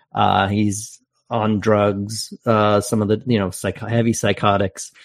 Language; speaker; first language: English; native; English